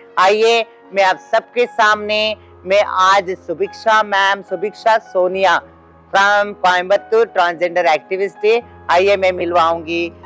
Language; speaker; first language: Hindi; native; Hindi